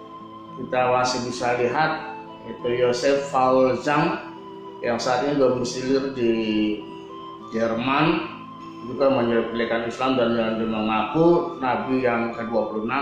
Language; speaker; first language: Indonesian; native; Indonesian